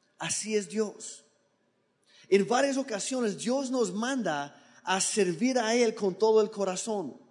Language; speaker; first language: Spanish; non-native, fluent; English